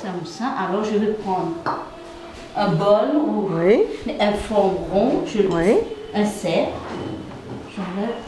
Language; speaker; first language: French; non-native, fluent; Nepali